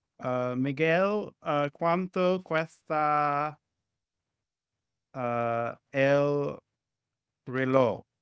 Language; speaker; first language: Spanish; non-native, learner; English